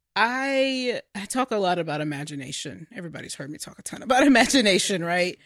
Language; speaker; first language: English; native; English